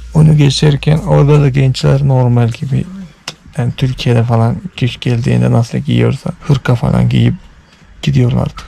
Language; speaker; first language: Turkish; non-native, fluent; Malayalam